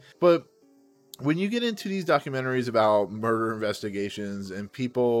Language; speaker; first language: English; native; English